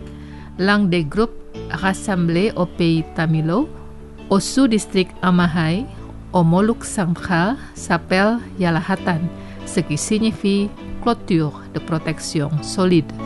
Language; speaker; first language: French; non-native, fluent; Indonesian